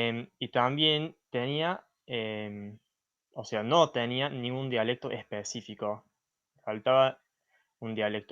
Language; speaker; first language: Spanish; non-native, fluent; English